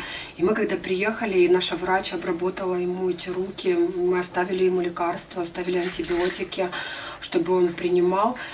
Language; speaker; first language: Russian; native; Russian